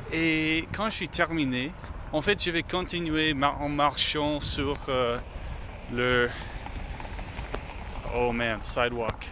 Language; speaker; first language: French; non-native, learner; English